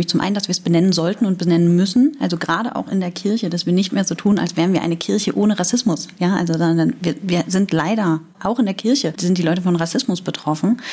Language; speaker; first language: German; native; German